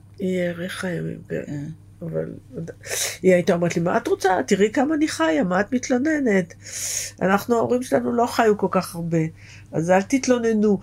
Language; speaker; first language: Hebrew; native; Hebrew